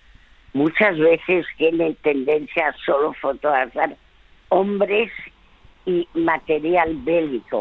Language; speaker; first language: Spanish; early bilingual, other home language; French